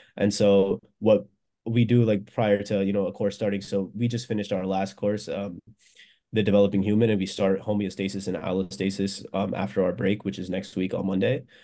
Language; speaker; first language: English; native; English